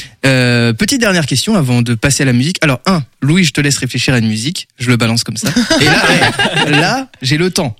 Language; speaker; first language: French; native; French